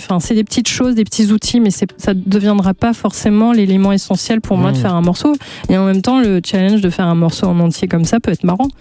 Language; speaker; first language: French; native; French